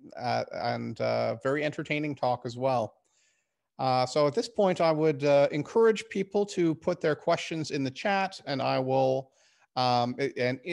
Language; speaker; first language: English; native; English